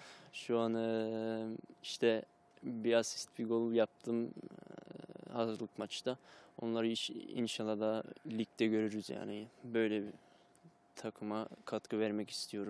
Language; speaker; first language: Turkish; early bilingual, heritage; Turkish